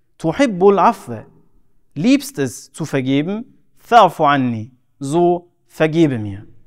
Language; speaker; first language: German; early bilingual, other home language; Turkish